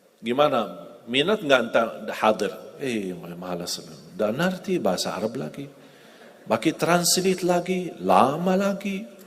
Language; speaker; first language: Indonesian; non-native, fluent; Arabic